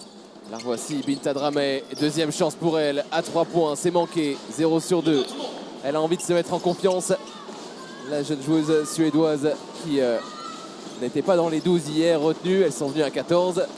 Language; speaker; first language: French; native; French